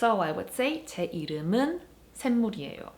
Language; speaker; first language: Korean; early bilingual, heritage; Korean